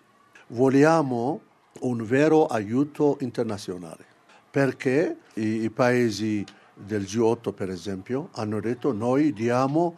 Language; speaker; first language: Italian; non-native, fluent; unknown